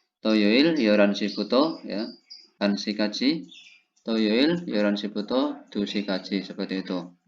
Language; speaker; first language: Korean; non-native, fluent; Indonesian